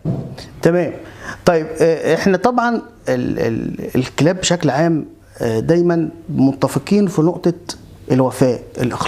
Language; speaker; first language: Arabic; native; Arabic